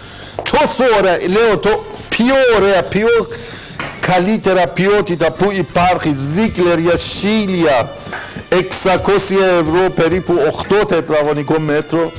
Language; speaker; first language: Greek; non-native, learner; Persian